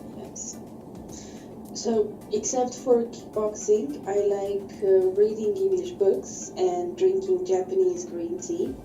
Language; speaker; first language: English; non-native, fluent; Bosnian